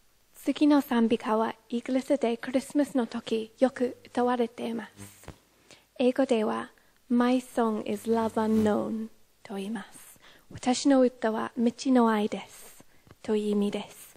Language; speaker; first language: Japanese; non-native, fluent; English